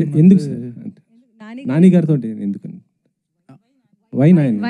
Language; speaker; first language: Telugu; native; Telugu